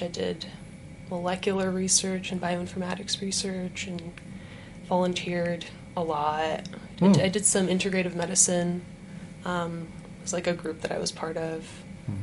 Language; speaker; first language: English; native; English